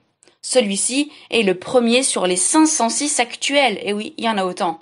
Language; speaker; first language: French; native; French